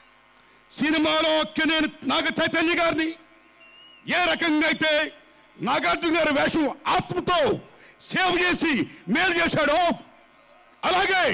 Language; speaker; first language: Telugu; native; Telugu